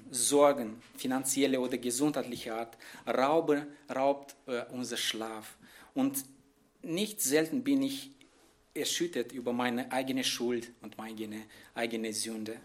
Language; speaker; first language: German; non-native, fluent; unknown